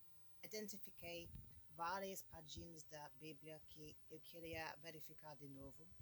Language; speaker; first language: Portuguese; non-native, learner; English